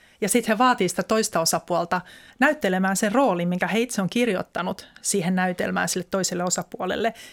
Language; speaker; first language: Finnish; native; Finnish